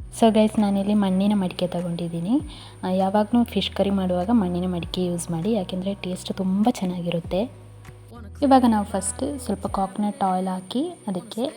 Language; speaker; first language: Kannada; non-native, local second language; Malayalam